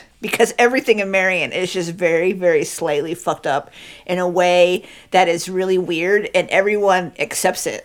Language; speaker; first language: English; native; English